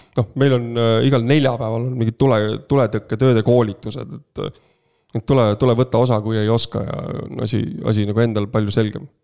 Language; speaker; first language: Estonian; native; Estonian